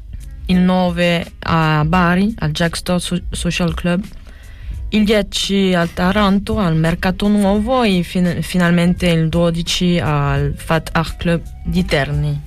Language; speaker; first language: Italian; non-native, learner; French